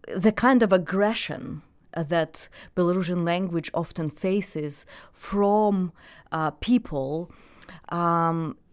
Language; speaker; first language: English; non-native, fluent; Russian